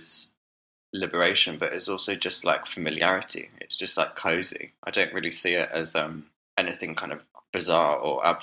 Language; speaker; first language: English; native; English